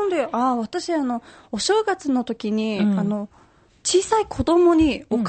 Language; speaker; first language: Japanese; non-native, fluent; Mongolian